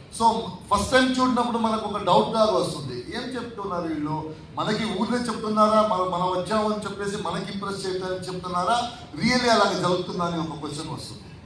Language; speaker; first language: Telugu; non-native, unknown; Tulu